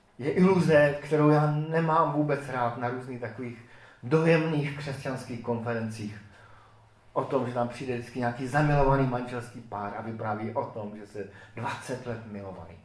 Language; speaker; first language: Czech; native; Czech